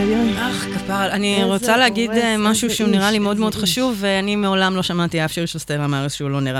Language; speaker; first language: Hebrew; native; Hebrew